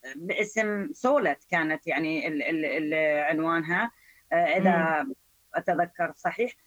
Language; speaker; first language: Arabic; non-native, fluent; Persian